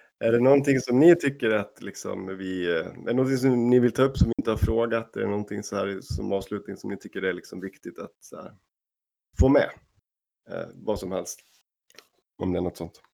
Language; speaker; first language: Swedish; native; Swedish